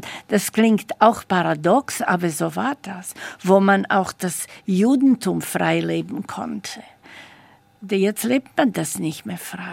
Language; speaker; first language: German; non-native, fluent; Slovak